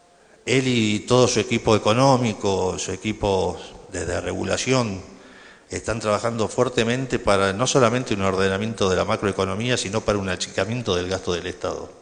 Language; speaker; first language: Spanish; native; Spanish